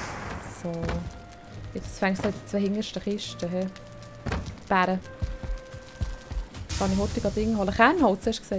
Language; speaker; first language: German; native; German